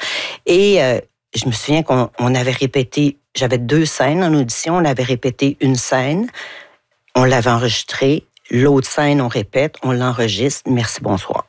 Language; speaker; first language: French; native; French